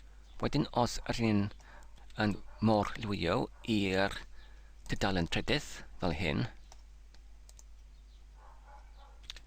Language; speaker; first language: Welsh; non-native, learner; English